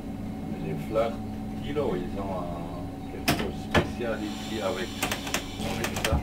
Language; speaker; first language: French; non-native, learner; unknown